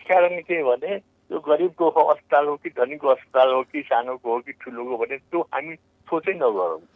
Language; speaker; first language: Nepali; native; Nepali